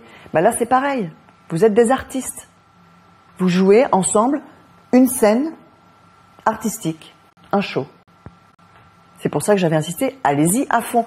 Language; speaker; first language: French; native; French